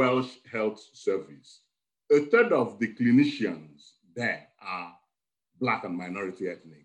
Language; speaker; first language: English; non-native, local second language; Igbo